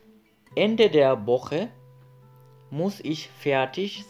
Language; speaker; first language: German; non-native, fluent; Bangla